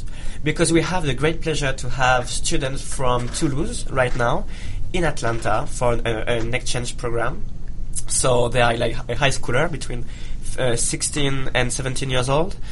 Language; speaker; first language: English; non-native, fluent; Italian